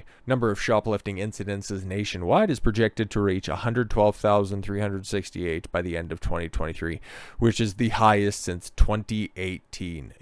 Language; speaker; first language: English; native; English